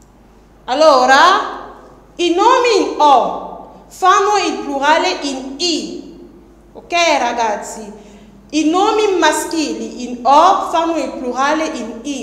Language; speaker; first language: Italian; non-native, fluent; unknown